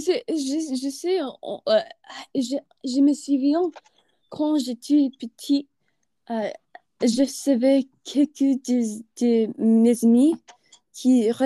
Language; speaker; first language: French; non-native, learner; English